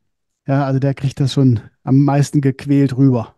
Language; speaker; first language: German; native; German